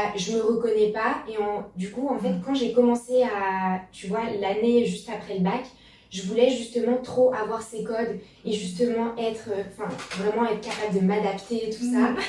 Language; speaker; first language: French; native; French